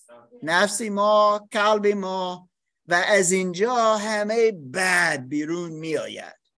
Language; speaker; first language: Persian; non-native, learner; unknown